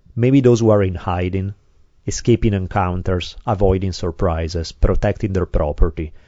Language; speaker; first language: English; non-native, fluent; Italian